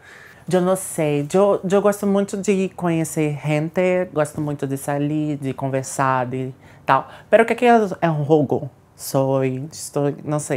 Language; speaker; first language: Spanish; non-native, learner; Portuguese